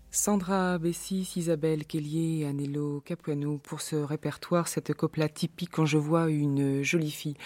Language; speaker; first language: French; native; French